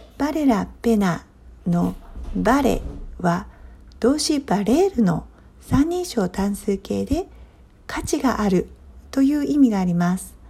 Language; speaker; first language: Japanese; native; Japanese